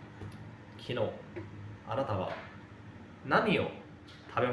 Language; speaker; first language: Japanese; non-native, fluent; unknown